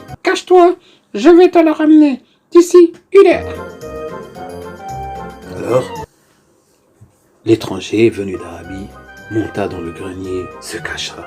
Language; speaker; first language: French; native; French